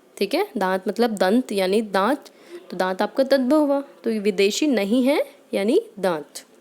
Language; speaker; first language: Hindi; native; Hindi